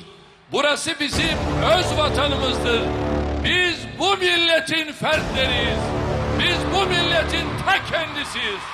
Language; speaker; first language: Turkish; native; Turkish